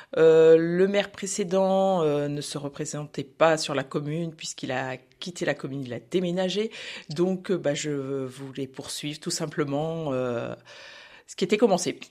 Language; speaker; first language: French; native; French